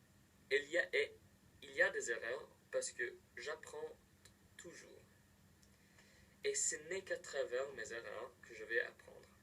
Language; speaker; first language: French; non-native, fluent; English